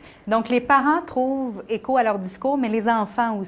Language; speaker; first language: French; native; French